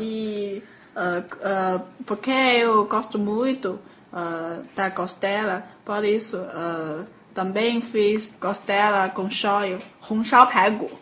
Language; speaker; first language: Portuguese; non-native, learner; Chinese